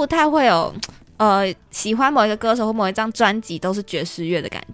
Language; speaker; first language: Chinese; native; Chinese